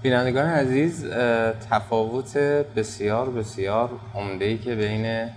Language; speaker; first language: Persian; native; Persian